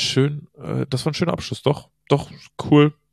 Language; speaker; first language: German; native; German